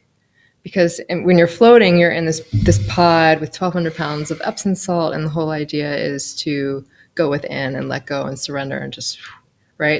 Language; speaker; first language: English; native; English